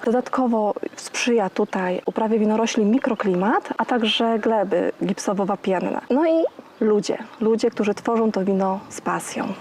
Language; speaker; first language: Polish; native; Polish